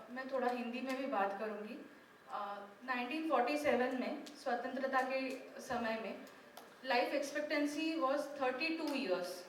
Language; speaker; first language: Hindi; non-native, local second language; Marathi